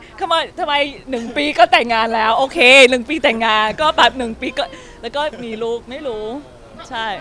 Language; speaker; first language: Thai; non-native, learner; English